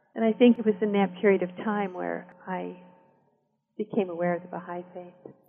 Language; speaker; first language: English; native; English